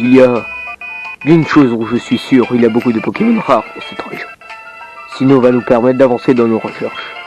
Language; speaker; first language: French; native; French